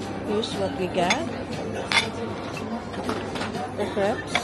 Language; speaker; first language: English; non-native, fluent; Filipino